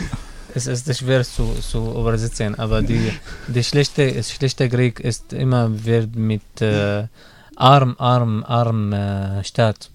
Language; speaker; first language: German; non-native, learner; Arabic